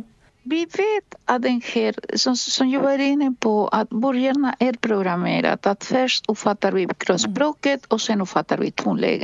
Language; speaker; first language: Swedish; non-native, fluent; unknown